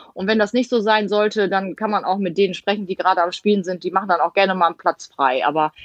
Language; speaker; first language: German; native; German